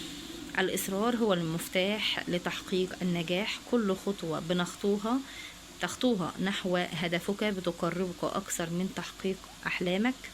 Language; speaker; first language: Arabic; native; Arabic